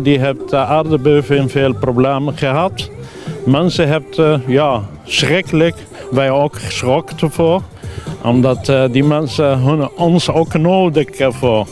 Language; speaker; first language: Dutch; non-native, learner; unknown